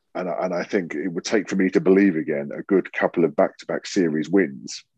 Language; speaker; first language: English; native; English